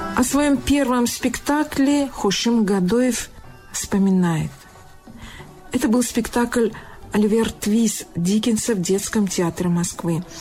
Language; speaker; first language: Russian; non-native, local second language; Tajik